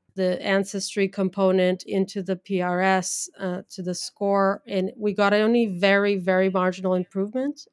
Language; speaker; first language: English; non-native, fluent; Portuguese